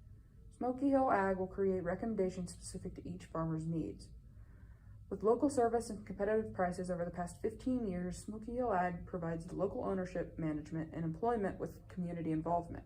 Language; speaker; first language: English; native; English